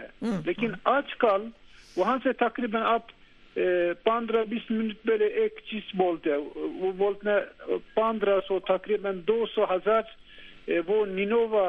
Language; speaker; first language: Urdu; non-native, learner; Turkish